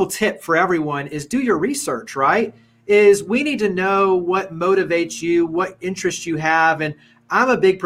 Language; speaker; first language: English; native; English